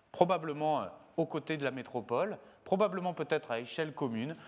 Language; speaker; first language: French; native; French